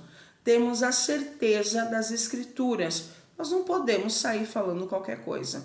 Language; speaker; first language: Portuguese; native; Portuguese